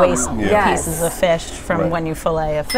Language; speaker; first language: English; native; English